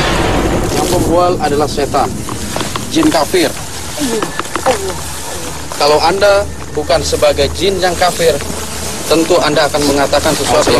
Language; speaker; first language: Indonesian; native; Indonesian